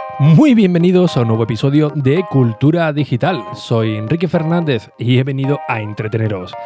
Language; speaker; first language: Spanish; native; Spanish